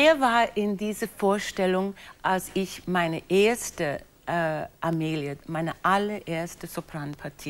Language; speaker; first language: German; non-native, fluent; English